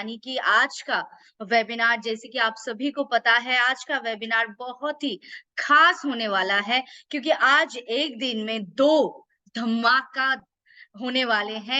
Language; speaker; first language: Hindi; native; Hindi